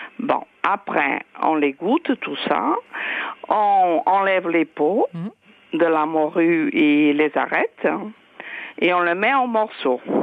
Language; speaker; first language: French; non-native, fluent; Portuguese